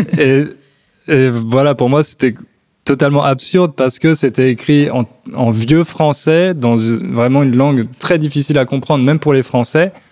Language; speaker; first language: French; native; French